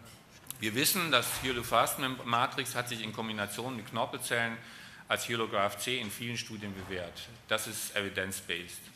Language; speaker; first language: German; native; German